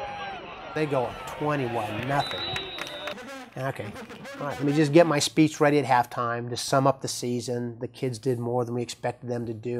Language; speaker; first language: English; native; English